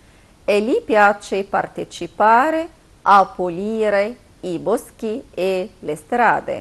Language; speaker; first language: Italian; non-native, fluent; Arabic